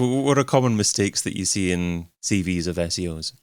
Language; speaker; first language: English; native; English